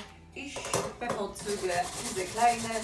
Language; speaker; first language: German; non-native, fluent; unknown